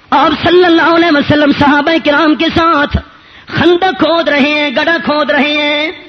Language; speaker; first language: Urdu; non-native, local second language; Punjabi